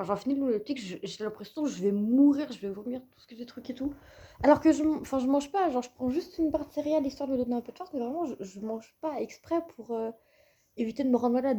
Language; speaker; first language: French; native; French